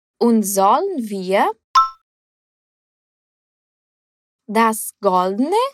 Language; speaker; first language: German; non-native, fluent; Portuguese